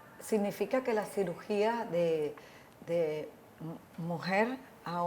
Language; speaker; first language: Spanish; native; Spanish